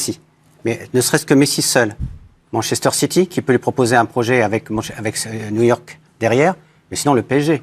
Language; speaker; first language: French; native; French